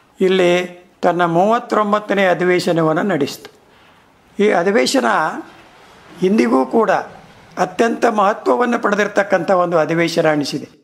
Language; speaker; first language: Kannada; native; Kannada